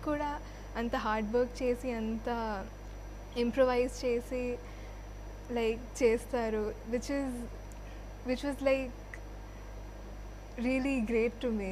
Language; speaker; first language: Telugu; non-native, learner; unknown